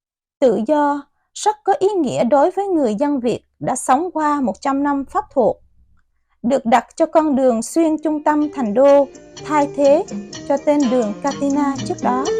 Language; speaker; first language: Vietnamese; native; Vietnamese